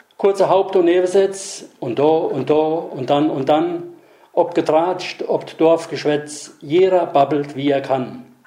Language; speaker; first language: German; native; German